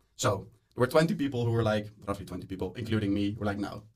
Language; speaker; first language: English; non-native, fluent; Dutch